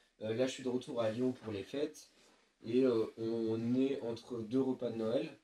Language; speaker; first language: French; native; French